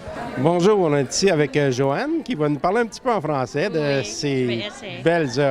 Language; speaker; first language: French; native; French